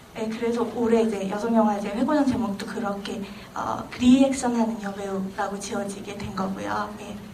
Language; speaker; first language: Korean; native; Korean